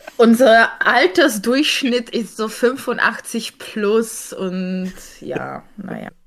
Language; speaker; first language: German; non-native, fluent; Czech